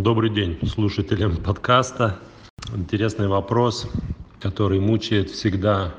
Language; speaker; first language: Russian; non-native, local second language; Lithuanian